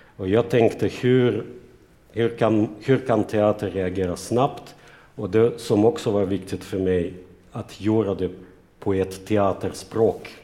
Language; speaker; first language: Swedish; non-native, fluent; Russian